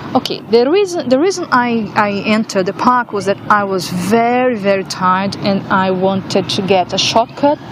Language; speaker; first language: English; non-native, fluent; Portuguese